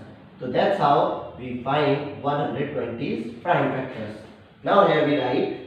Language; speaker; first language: English; non-native, local second language; Hindi